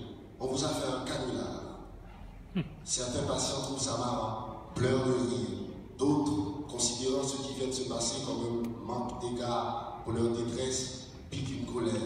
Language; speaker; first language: French; non-native, local second language; Haitian Creole